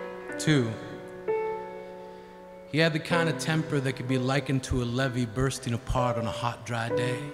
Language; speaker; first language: English; native; English